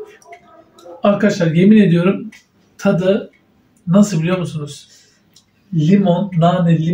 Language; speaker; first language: Turkish; native; Turkish